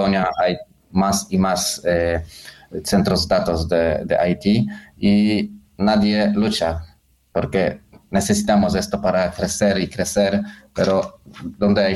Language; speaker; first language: Spanish; non-native, fluent; Polish